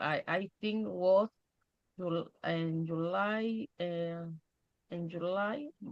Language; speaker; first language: English; non-native, learner; Spanish